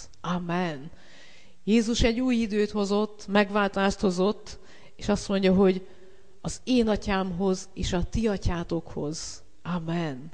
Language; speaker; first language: Hungarian; native; Hungarian